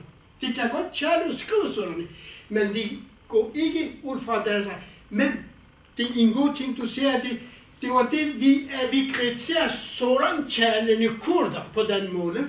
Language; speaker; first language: Danish; non-native, fluent; Kurdish